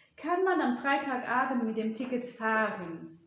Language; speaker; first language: German; non-native, fluent; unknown